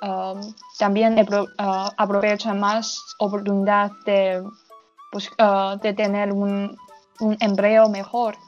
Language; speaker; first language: Spanish; non-native, learner; Chinese